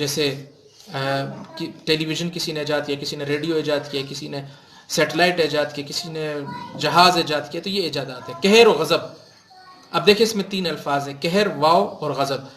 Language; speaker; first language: Urdu; non-native, local second language; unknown